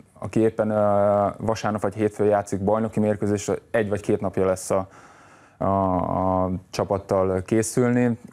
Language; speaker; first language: Hungarian; native; Hungarian